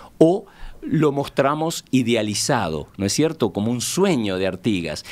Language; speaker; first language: Spanish; native; Spanish